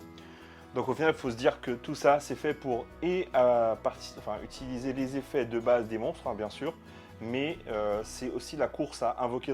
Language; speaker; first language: French; native; French